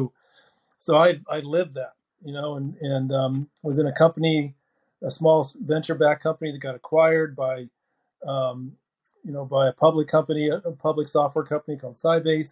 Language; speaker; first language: English; native; English